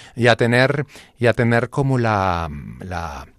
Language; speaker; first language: Spanish; native; Spanish